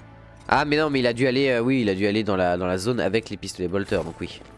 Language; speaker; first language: French; native; French